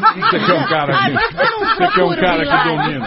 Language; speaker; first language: Portuguese; native; Portuguese